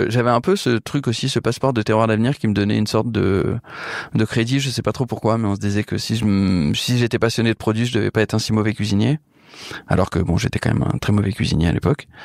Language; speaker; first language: French; native; French